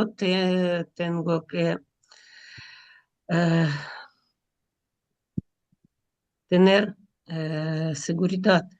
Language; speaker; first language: Spanish; non-native, learner; Russian